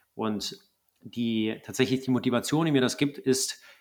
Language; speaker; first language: German; native; German